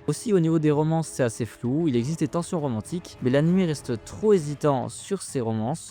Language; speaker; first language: French; native; French